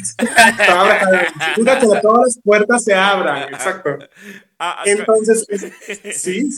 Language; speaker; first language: Spanish; early bilingual, heritage; Spanish